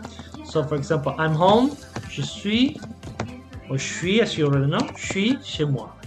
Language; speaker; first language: French; non-native, fluent; Spanish